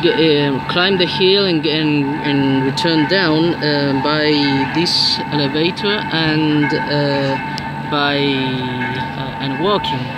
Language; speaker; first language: English; non-native, learner; Spanish